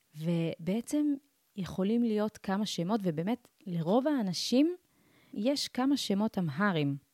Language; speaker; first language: Hebrew; early bilingual, other home language; Amharic